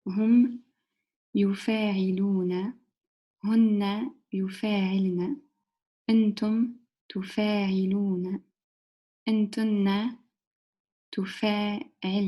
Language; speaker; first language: Arabic; non-native, learner; English